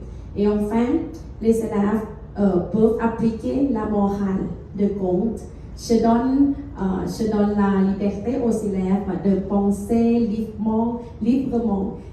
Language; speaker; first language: French; non-native, fluent; Thai